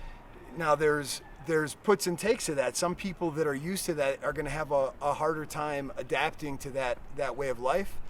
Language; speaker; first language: English; native; English